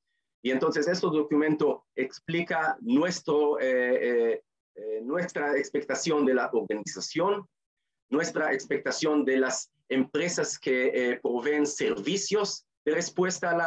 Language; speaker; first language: Spanish; non-native, fluent; Hebrew